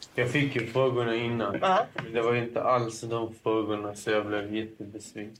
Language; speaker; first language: Swedish; native; Swedish